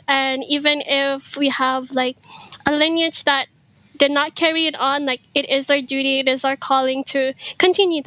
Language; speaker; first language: English; early bilingual, other home language; Iloko